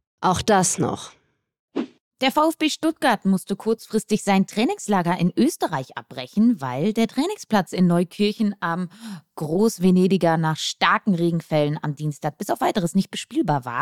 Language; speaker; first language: German; native; German